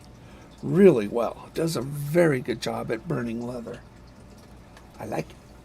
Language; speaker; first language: English; native; English